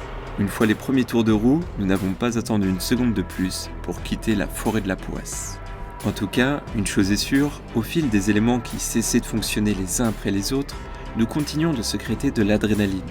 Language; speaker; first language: French; native; French